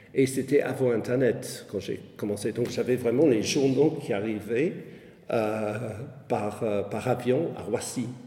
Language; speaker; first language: French; non-native, fluent; English